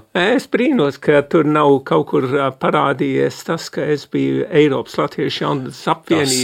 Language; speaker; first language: Latvian; early bilingual, heritage; Latvian